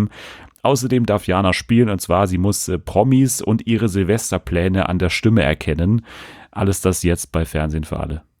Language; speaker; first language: German; native; German